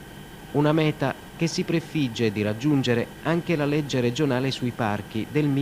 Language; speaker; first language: Italian; native; Italian